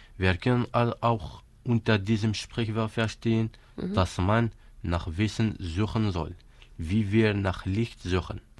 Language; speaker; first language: German; non-native, fluent; Kabyle